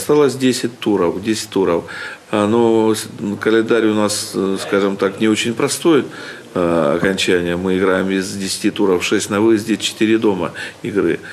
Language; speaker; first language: Russian; native; Russian